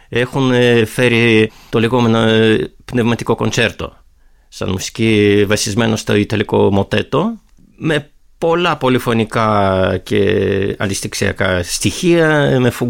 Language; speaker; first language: Greek; non-native, fluent; Russian